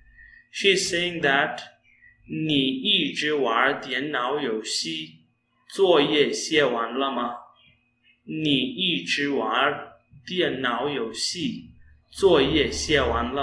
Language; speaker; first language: Chinese; non-native, fluent; Urdu